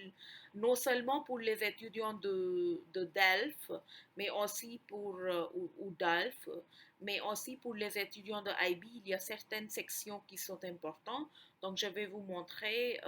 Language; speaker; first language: French; non-native, fluent; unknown